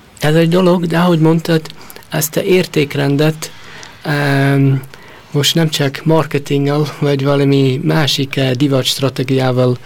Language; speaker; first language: Hungarian; early bilingual, heritage; Hungarian